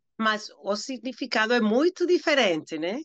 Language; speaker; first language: Portuguese; non-native, learner; Spanish